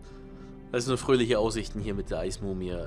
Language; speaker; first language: German; native; German